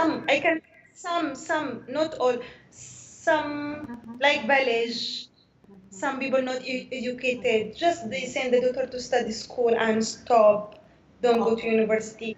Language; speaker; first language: English; non-native, learner; Arabic